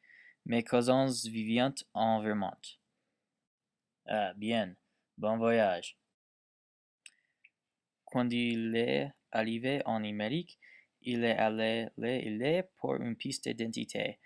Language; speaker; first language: French; non-native, learner; English